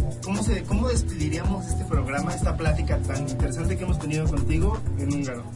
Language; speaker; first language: Spanish; native; Spanish